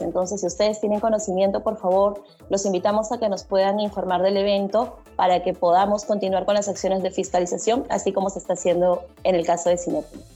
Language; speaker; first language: Spanish; native; Spanish